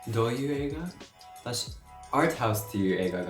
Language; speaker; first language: Japanese; non-native, learner; English